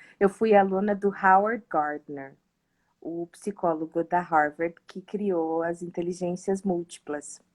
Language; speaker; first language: Portuguese; native; Portuguese